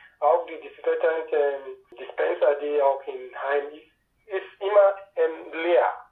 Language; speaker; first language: German; non-native, learner; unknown